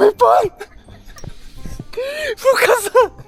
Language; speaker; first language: Japanese; non-native, learner; Thai